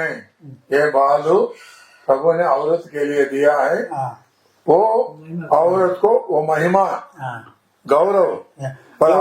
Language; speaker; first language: Hindi; non-native, learner; Nepali